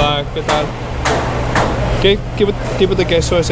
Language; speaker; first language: Spanish; non-native, fluent; English